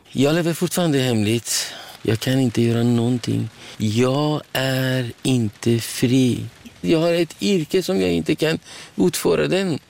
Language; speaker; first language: Swedish; non-native, fluent; Persian